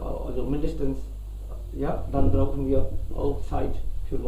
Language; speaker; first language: German; non-native, fluent; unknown